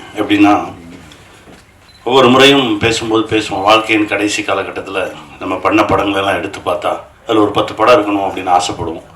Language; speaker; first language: Tamil; native; Tamil